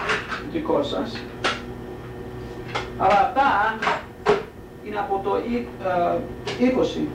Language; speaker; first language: Greek; early bilingual, heritage; Greek